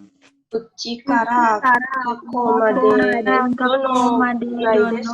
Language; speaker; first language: Japanese; non-native, learner; Indonesian